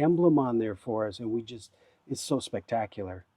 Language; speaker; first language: English; native; English